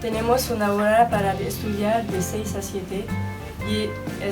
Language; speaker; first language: Spanish; non-native, learner; French